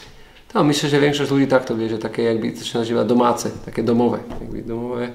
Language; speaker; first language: Polish; non-native, learner; Slovak